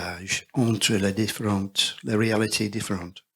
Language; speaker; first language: French; non-native, learner; English